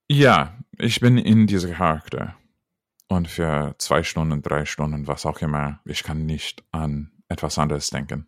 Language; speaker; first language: German; non-native, fluent; English